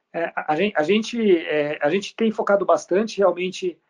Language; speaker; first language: Portuguese; early bilingual, other home language; Spanish